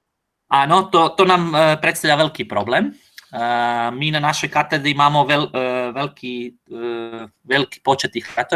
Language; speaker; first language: Slovak; non-native, learner; Croatian